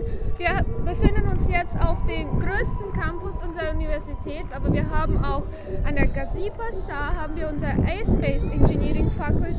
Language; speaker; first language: German; non-native, fluent; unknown